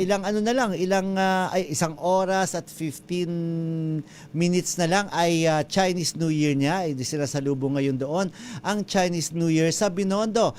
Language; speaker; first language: Filipino; native; Filipino